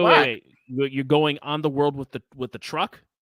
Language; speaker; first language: English; native; English